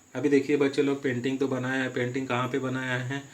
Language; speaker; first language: Hindi; non-native, local second language; Marathi